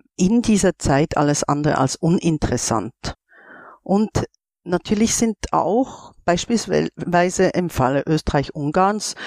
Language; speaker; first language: German; native; German